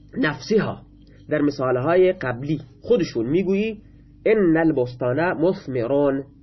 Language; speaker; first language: Persian; non-native, local second language; Baluchi